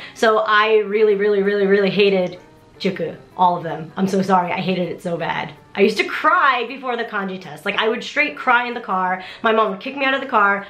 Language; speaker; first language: English; native; English